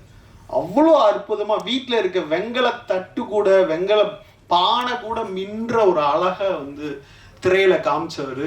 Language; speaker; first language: Tamil; native; Tamil